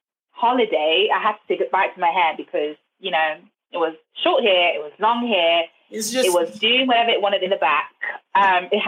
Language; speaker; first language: English; non-native, fluent; German